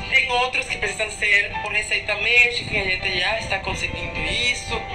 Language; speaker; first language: Portuguese; non-native, fluent; Spanish